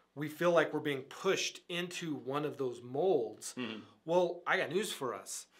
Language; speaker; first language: English; native; English